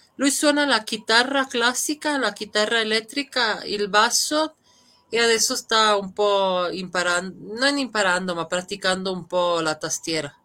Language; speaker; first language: Italian; early bilingual, other home language; Serbian